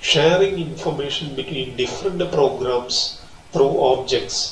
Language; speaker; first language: English; non-native, local second language; Malayalam